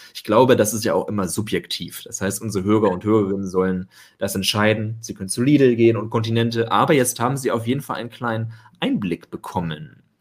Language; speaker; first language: German; native; German